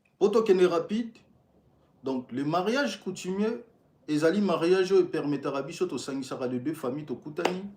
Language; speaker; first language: Lingala; non-native, local second language; Kongo